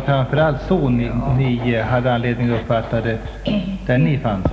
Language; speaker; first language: Swedish; native; Swedish